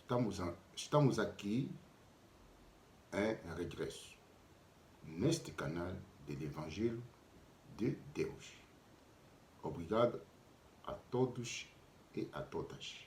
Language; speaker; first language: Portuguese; non-native, learner; Lingala